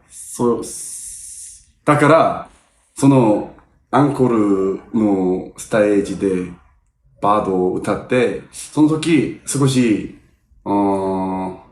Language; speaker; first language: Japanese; non-native, learner; Korean